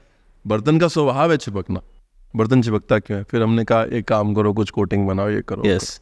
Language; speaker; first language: Hindi; native; Hindi